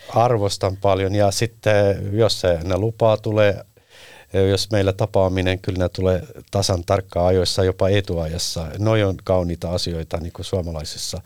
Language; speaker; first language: Finnish; non-native, fluent; Turkish